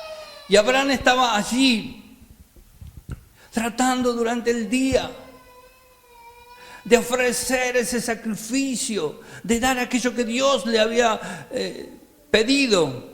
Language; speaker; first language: Spanish; native; Spanish